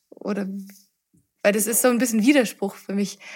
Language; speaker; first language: German; native; German